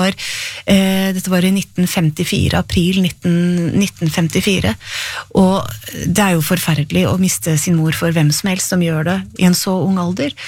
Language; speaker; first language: Norwegian; native; Norwegian